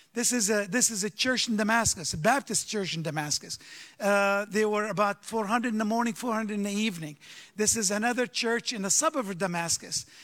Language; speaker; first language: English; early bilingual, other home language; Arabic